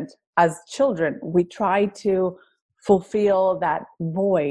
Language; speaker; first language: English; non-native, fluent; Greek